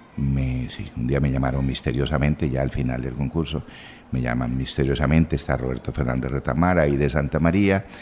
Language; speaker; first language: Spanish; native; Spanish